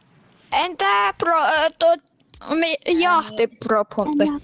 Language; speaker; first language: Finnish; native; Finnish